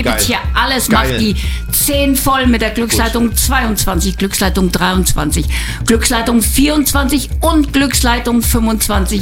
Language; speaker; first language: German; native; German